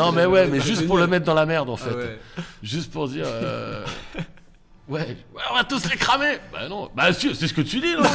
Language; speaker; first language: French; native; French